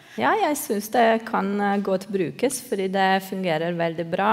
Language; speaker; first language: Norwegian; non-native, fluent; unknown